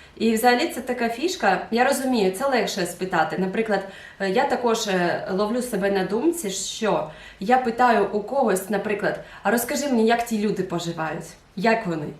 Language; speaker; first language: Ukrainian; non-native, local second language; Russian